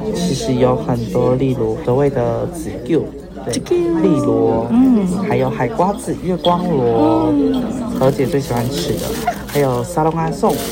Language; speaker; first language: Chinese; native; Chinese